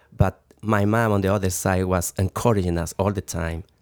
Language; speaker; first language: English; non-native, learner; Spanish